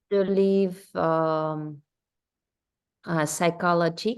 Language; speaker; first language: French; non-native, learner; Spanish